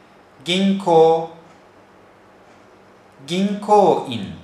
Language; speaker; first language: Japanese; non-native, fluent; Turkish